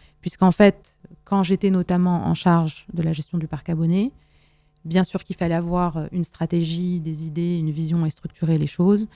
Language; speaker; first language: French; non-native, local second language; Arabic